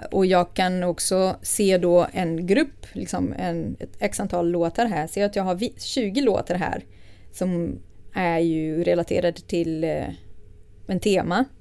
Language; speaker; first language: Swedish; non-native, fluent; Portuguese